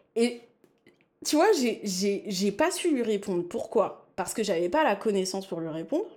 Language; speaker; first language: French; native; French